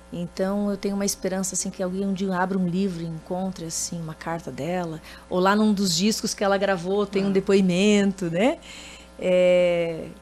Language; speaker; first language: Portuguese; native; Portuguese